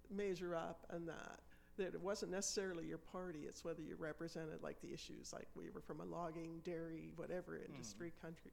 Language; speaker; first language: English; native; English